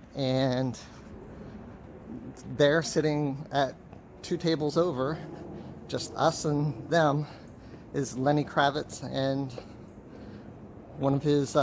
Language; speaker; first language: English; native; English